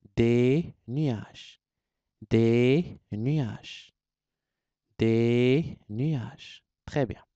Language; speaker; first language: French; non-native, local second language; Arabic